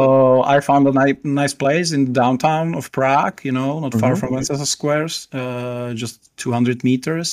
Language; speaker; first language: English; non-native, fluent; Czech